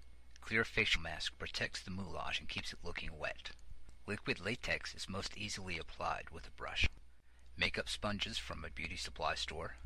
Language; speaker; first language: English; native; English